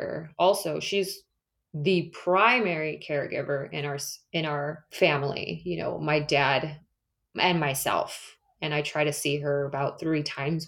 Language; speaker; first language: English; native; English